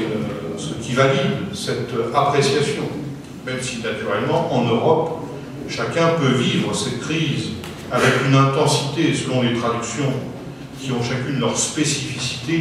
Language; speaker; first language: French; native; French